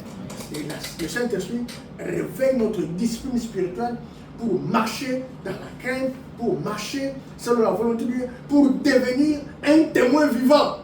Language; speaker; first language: French; non-native, local second language; Lingala